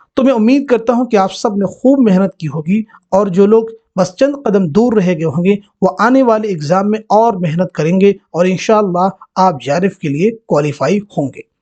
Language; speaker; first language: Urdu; native; Urdu